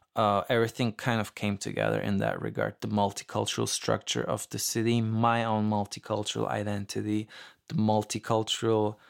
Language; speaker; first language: English; non-native, fluent; Turkish